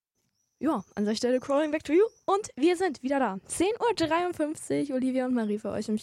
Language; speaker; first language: German; native; German